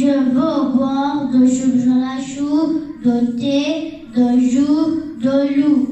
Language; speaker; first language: French; non-native, learner; Arabic